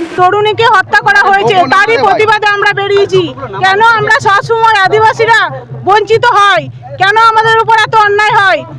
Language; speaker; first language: Bangla; non-native, local second language; Santali